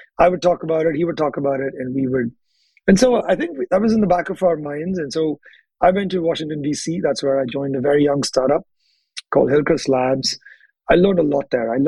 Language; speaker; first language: English; non-native, local second language; Telugu